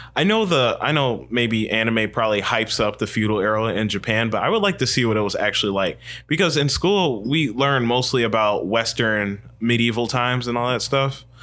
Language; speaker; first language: English; native; English